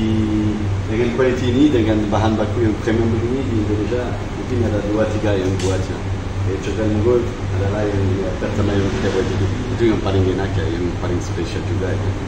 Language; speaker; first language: Indonesian; non-native, fluent; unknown